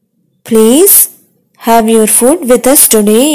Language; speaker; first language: English; non-native, local second language; Tamil